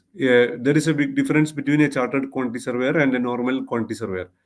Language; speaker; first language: English; non-native, local second language; Malayalam